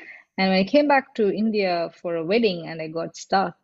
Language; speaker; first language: English; non-native, local second language; Tamil